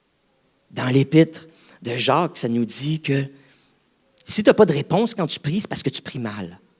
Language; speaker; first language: French; native; French